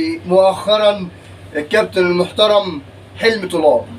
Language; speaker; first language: Arabic; native; Arabic